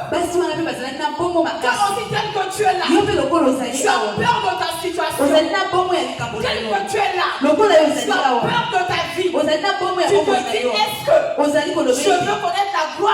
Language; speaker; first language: French; non-native, local second language; Lingala